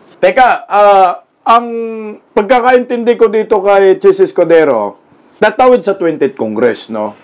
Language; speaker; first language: Filipino; non-native, local second language; Cebuano